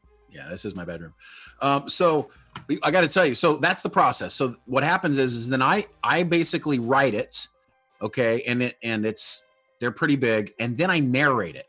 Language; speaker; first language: English; native; English